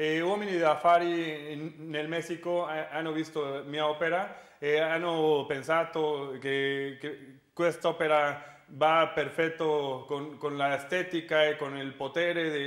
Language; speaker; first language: Italian; non-native, learner; Spanish